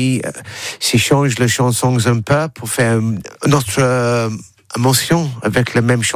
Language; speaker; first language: French; non-native, learner; English